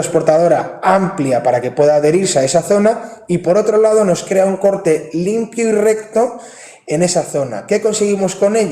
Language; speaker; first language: Spanish; native; Spanish